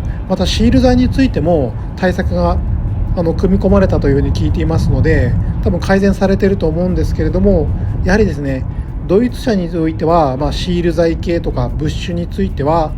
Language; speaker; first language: Japanese; native; Japanese